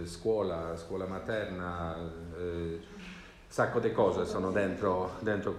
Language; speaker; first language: Italian; non-native, learner; Swedish